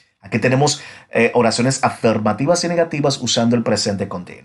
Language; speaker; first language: Spanish; native; Spanish